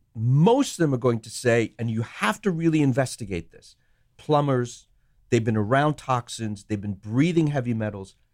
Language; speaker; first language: English; non-native, local second language; Sinhala